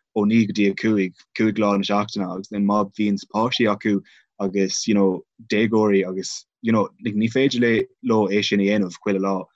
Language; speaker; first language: Irish; non-native, local second language; English